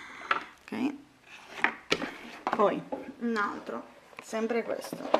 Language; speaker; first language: Italian; non-native, fluent; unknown